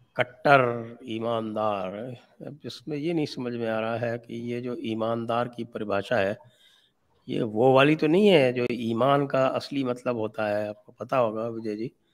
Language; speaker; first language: Hindi; native; Hindi